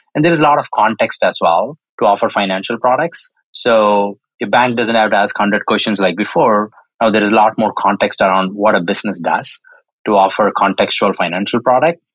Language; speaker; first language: English; non-native, local second language; Tamil